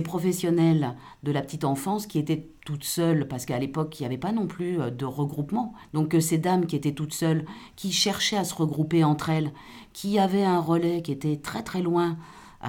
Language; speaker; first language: French; native; French